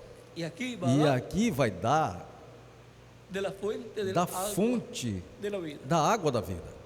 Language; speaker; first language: Portuguese; native; Portuguese